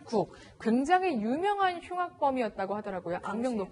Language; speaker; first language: Korean; native; Korean